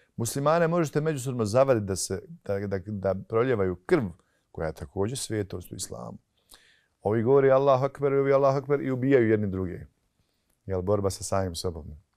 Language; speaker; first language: Bosnian; native; Bosnian